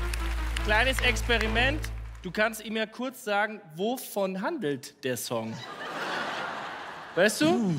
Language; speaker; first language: German; native; German